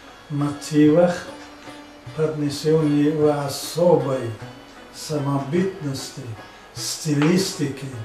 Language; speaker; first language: Russian; non-native, local second language; Tajik